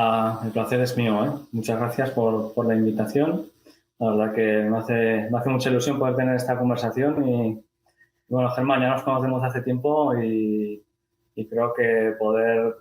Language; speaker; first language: Spanish; native; Spanish